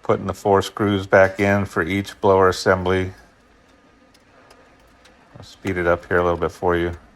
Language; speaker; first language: English; native; English